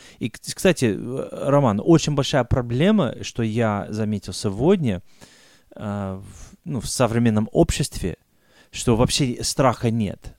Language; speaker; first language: Russian; non-native, fluent; English